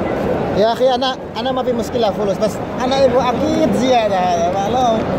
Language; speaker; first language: Arabic; non-native, learner; Urdu